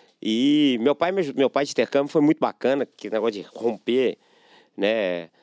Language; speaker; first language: Portuguese; native; Portuguese